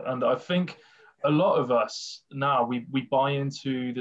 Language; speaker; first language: English; native; English